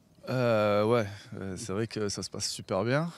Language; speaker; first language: French; native; French